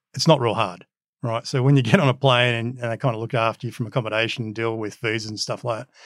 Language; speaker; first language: English; early bilingual, other home language; Macedonian